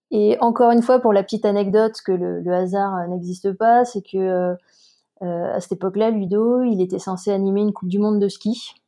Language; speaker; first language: French; native; French